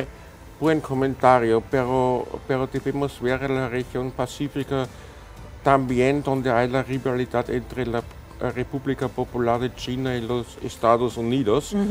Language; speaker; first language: Spanish; non-native, fluent; German